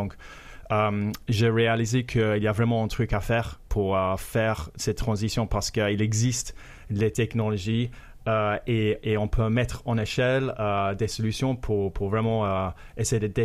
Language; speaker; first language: French; non-native, fluent; English